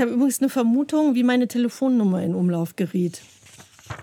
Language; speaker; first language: German; native; German